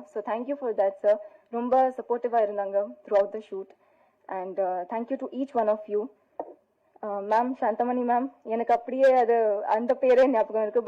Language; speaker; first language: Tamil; non-native, fluent; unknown